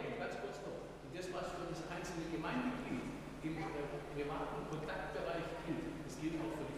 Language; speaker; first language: German; native; German